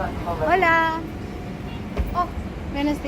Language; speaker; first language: Spanish; non-native, learner; Filipino